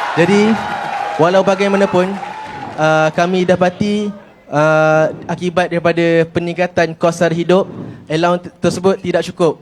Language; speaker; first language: Malay; native; Malay